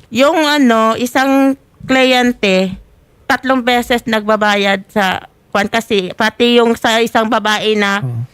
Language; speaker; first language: Filipino; non-native, local second language; Cebuano